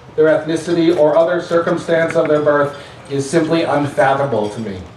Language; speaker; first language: English; native; English